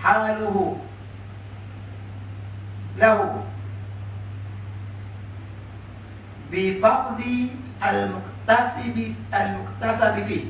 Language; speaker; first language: Arabic; non-native, fluent; Malay